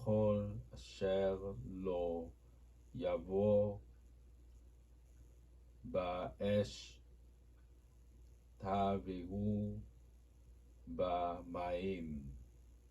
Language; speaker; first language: Hebrew; non-native, learner; Japanese